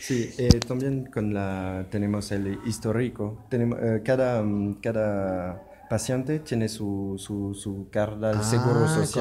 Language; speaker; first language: Spanish; non-native, learner; French